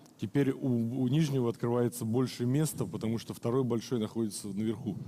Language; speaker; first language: Russian; native; Russian